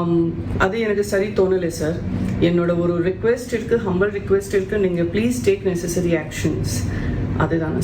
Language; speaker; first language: Tamil; non-native, local second language; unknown